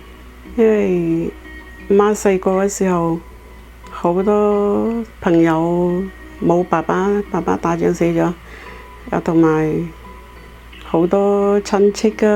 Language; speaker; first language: Cantonese; early bilingual, heritage; Cantonese